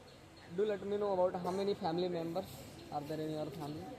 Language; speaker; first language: English; non-native, local second language; Hindi